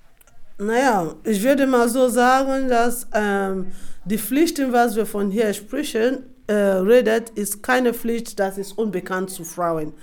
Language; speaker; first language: German; non-native, fluent; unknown